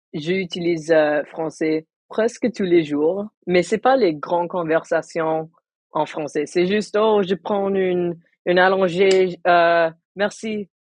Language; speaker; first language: French; non-native, local second language; Tamil